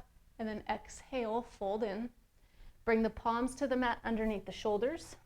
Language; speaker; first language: English; native; English